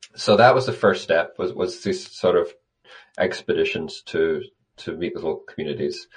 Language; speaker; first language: English; native; English